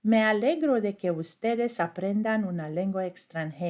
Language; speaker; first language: Spanish; non-native, fluent; English